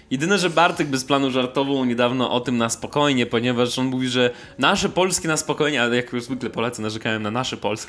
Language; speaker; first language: Polish; non-native, fluent; Russian